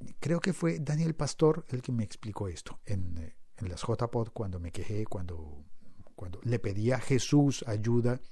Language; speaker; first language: Spanish; native; Spanish